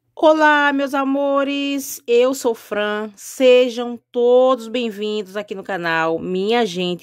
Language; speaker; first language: Portuguese; native; Portuguese